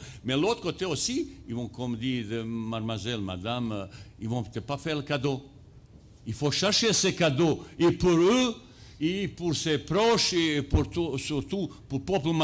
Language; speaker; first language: French; non-native, fluent; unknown